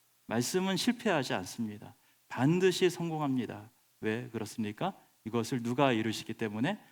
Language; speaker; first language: Korean; native; Korean